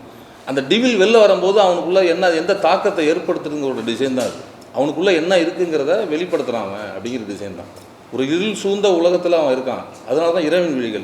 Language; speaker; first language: Tamil; native; Tamil